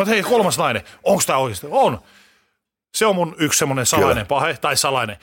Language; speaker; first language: Finnish; native; Finnish